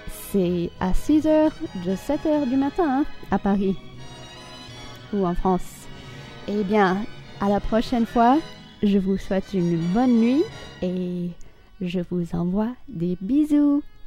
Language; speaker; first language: French; non-native, fluent; English